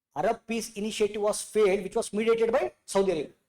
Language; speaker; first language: English; non-native, local second language; Kannada